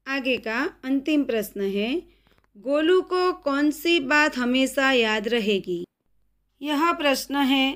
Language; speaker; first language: Hindi; non-native, local second language; Gujarati